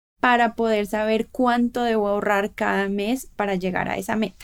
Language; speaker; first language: Spanish; native; Spanish